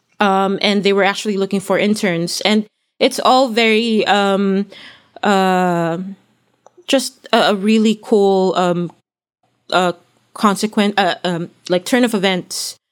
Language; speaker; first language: English; non-native, local second language; Filipino